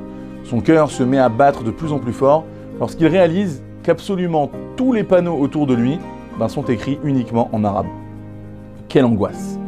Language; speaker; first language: French; native; French